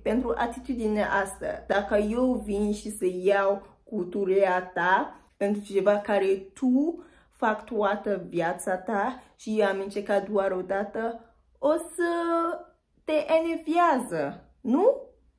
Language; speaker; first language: Romanian; non-native, fluent; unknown